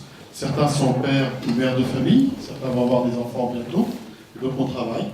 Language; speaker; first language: French; native; French